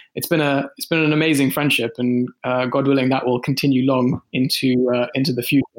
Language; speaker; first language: English; early bilingual, other home language; Hindi